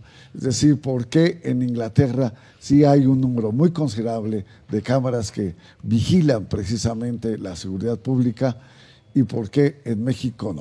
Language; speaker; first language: Spanish; native; Spanish